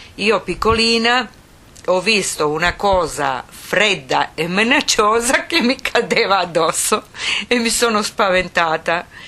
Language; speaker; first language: Italian; non-native, fluent; Croatian